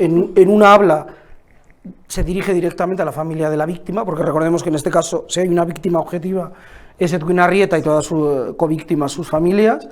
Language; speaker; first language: Spanish; native; Spanish